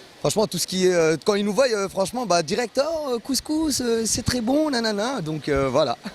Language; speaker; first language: French; early bilingual, other home language; Arabic